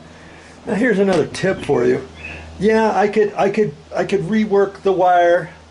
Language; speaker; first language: English; native; English